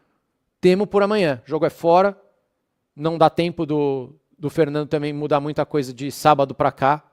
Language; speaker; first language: Portuguese; native; Portuguese